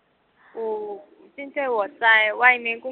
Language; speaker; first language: Chinese; non-native, learner; Korean